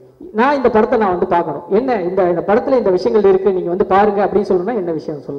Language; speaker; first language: Tamil; native; Tamil